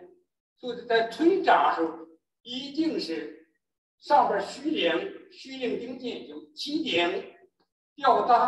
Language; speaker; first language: Chinese; native; Chinese